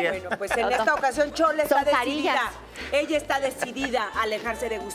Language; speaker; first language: Spanish; native; Spanish